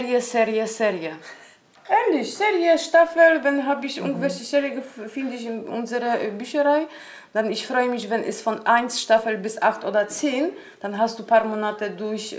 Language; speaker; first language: German; non-native, learner; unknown